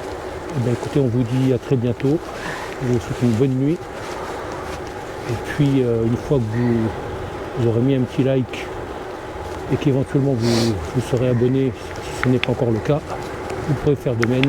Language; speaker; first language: French; native; French